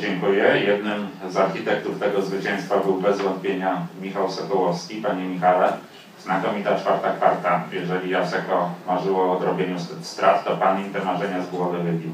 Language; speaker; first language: Polish; native; Polish